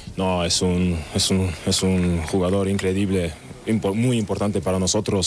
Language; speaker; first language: Spanish; non-native, learner; German